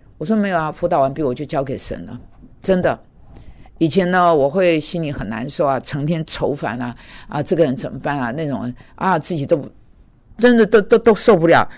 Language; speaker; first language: Chinese; native; Chinese